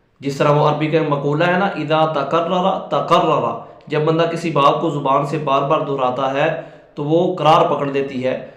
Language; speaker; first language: Urdu; non-native, local second language; Punjabi